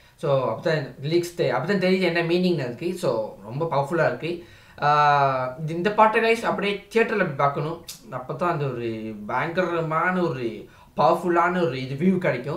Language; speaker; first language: Tamil; early bilingual, heritage; Tamil